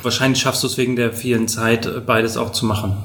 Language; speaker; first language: German; native; German